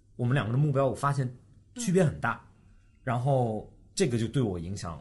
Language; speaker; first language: Chinese; early bilingual, heritage; Chinese